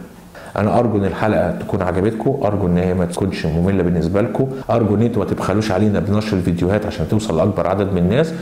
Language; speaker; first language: Arabic; native; Arabic